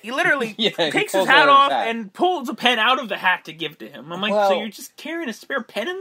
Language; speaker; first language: English; native; English